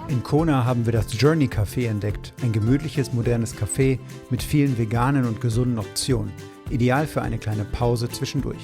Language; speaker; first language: German; native; German